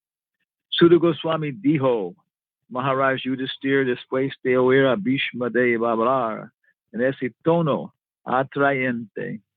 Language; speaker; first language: Spanish; non-native, learner; English